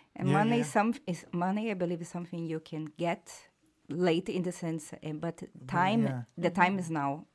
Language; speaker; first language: English; non-native, fluent; Portuguese